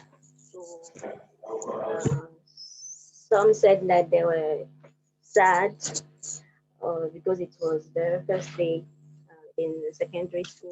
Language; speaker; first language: English; non-native, fluent; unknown